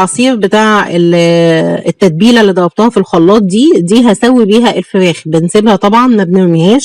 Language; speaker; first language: Arabic; native; Arabic